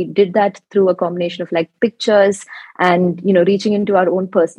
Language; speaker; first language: English; non-native, local second language; Malayalam